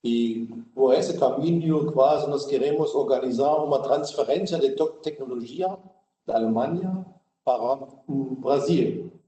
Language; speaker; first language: Portuguese; non-native, learner; German